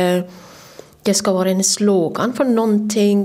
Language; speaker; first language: Swedish; non-native, fluent; Persian